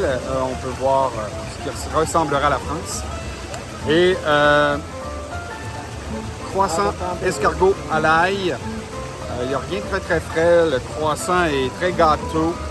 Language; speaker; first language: French; native; French